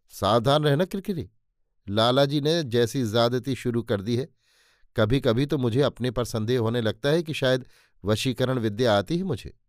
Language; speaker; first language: Hindi; native; Hindi